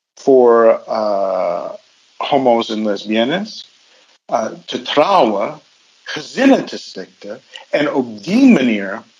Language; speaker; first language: Dutch; non-native, fluent; English